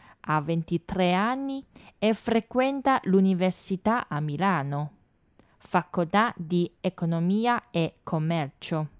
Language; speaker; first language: Italian; non-native, fluent; Chinese